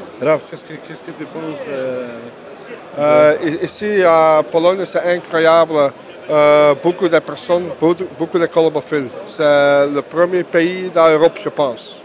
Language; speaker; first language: French; non-native, learner; Polish